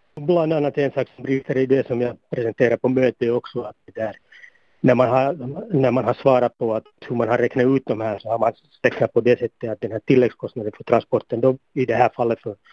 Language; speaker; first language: Swedish; native; Swedish